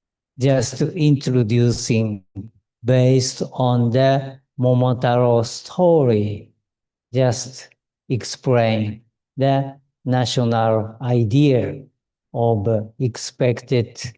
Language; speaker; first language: English; non-native, learner; Japanese